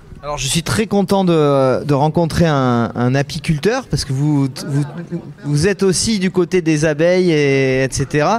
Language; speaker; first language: French; native; French